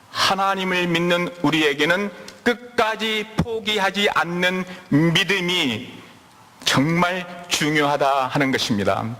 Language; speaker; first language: Korean; native; Korean